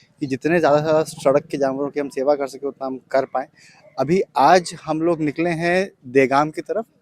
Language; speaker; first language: Hindi; non-native, local second language; Gujarati